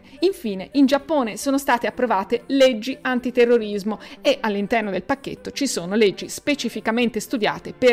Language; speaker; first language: Italian; native; Italian